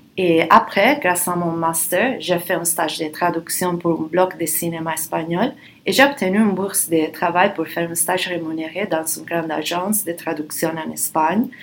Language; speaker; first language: French; non-native, fluent; Italian